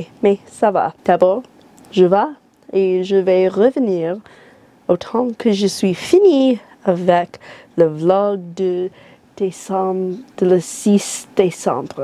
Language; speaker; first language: French; non-native, learner; English